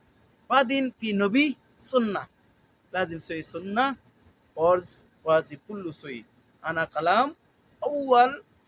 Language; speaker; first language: Arabic; non-native, learner; Bangla